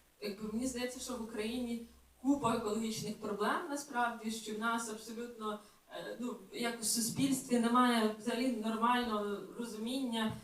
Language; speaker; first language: Ukrainian; native; Ukrainian